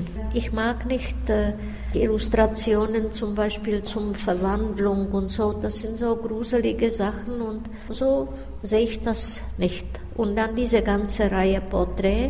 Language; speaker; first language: German; non-native, fluent; Czech